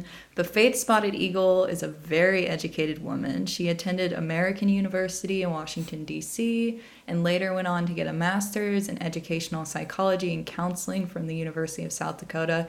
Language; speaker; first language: English; native; English